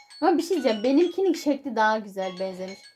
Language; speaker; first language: Turkish; native; Turkish